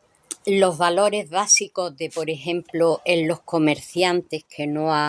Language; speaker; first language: Spanish; native; Spanish